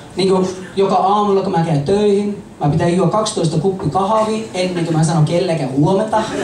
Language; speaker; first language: Finnish; non-native, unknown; English